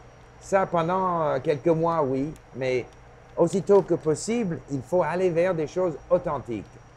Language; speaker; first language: French; non-native, local second language; English